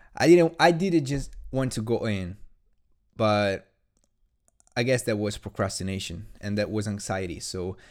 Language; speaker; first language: English; non-native, fluent; Italian